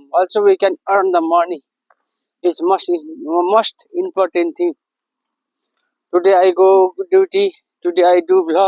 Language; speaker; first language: English; non-native, learner; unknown